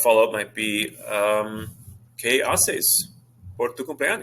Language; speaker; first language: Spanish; non-native, fluent; English